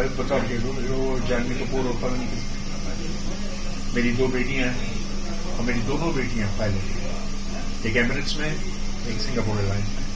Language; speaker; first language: Hindi; native; Hindi